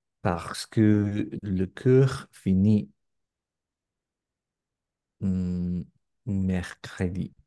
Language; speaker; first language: French; non-native, learner; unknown